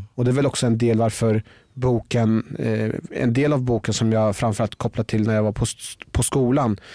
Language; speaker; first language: Swedish; early bilingual, other home language; Persian